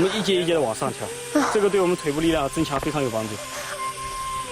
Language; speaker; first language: Chinese; native; Chinese